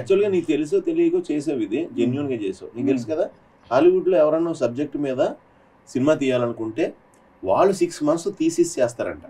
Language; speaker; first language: Telugu; native; Telugu